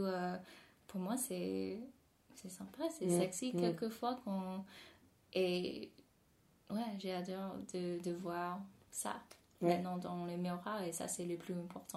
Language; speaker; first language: French; non-native, fluent; English